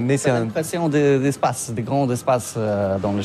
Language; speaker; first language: French; non-native, learner; Polish